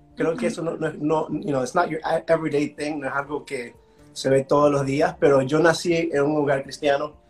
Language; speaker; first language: Spanish; early bilingual, heritage; Spanish